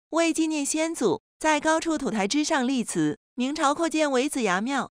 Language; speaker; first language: Chinese; native; Chinese